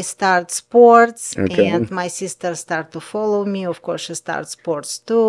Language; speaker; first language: English; non-native, learner; Russian